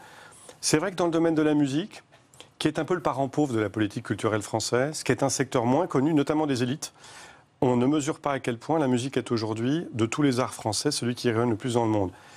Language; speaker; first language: French; native; French